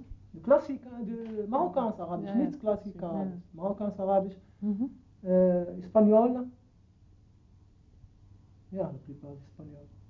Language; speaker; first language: Dutch; non-native, learner; Arabic